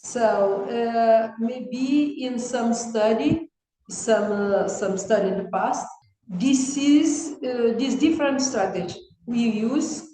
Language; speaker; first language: English; non-native, learner; Kabuverdianu